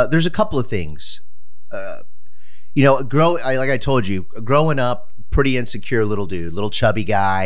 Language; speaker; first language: English; native; English